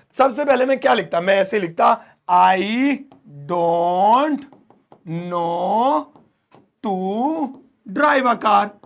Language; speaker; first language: Hindi; native; Hindi